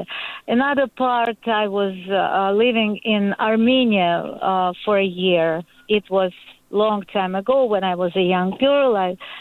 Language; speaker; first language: English; non-native, learner; Russian